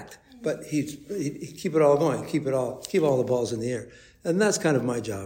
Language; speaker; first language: English; native; English